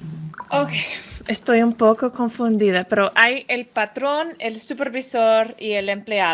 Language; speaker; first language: Spanish; non-native, fluent; English